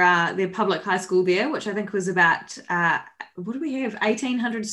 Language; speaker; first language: English; native; English